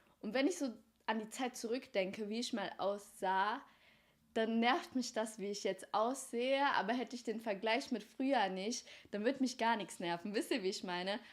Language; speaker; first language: German; early bilingual, other home language; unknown